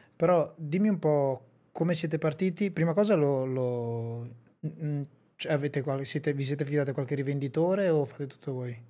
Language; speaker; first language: Italian; native; Italian